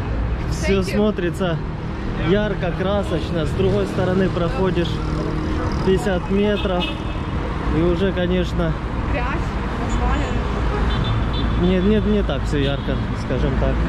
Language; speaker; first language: Russian; native; Russian